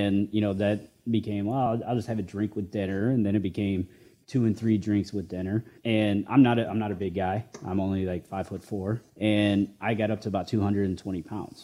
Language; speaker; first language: English; native; English